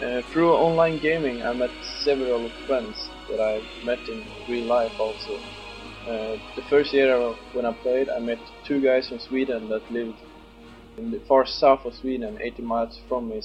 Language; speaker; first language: English; non-native, fluent; Swedish